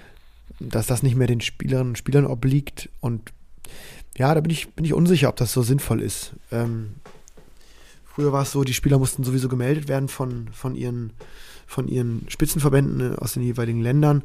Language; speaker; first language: German; native; German